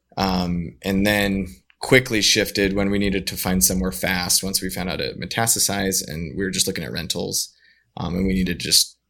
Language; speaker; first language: English; native; English